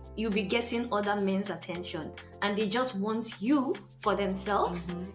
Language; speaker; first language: English; non-native, local second language; Yoruba